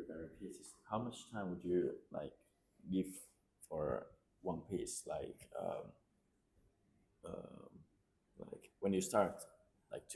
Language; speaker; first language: English; non-native, learner; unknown